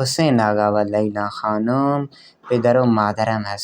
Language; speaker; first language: Persian; non-native, fluent; Urdu